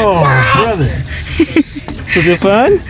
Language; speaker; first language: English; native; English